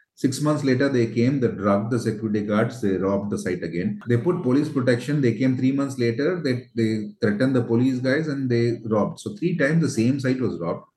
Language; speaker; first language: English; non-native, local second language; Tamil